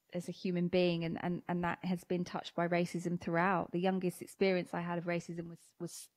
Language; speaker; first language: English; native; English